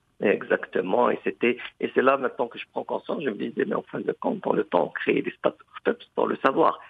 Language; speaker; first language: French; non-native, local second language; Arabic